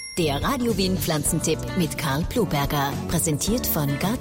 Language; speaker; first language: German; native; German